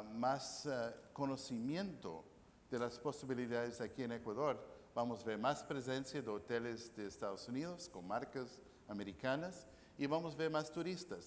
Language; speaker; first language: Spanish; non-native, fluent; English